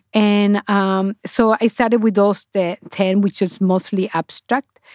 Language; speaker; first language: English; non-native, fluent; Spanish